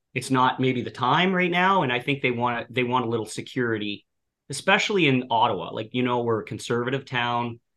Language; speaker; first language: English; native; English